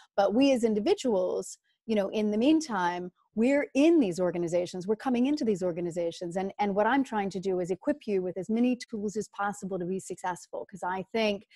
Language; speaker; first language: English; native; English